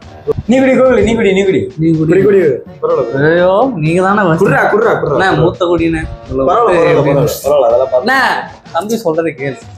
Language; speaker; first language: Tamil; native; Tamil